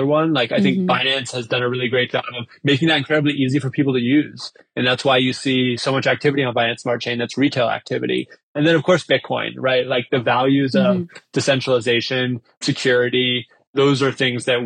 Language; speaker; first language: English; native; English